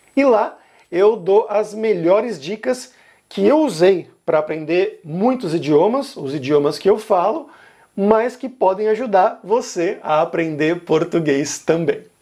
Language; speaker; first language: Portuguese; native; Portuguese